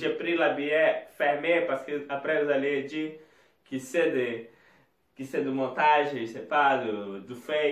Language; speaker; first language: French; non-native, learner; Portuguese